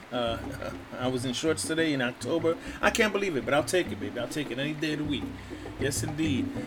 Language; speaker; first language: English; early bilingual, other home language; Spanish